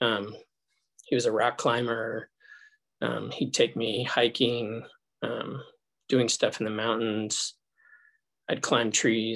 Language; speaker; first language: English; native; English